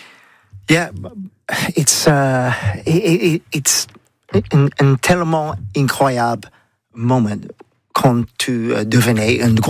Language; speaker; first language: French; non-native, learner; English